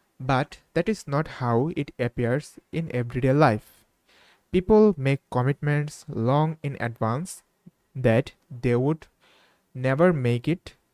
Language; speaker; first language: English; non-native, local second language; Bangla